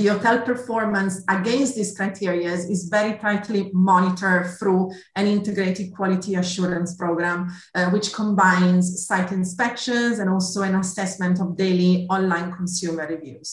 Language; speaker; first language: English; non-native, fluent; Italian